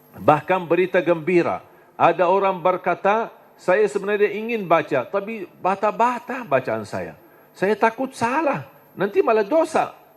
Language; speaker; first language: Indonesian; non-native, fluent; Arabic